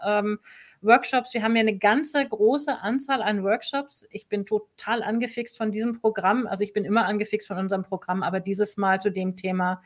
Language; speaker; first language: German; native; German